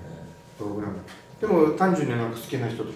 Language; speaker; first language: Japanese; native; Japanese